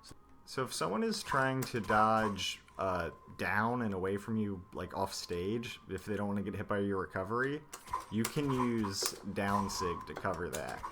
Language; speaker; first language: English; native; English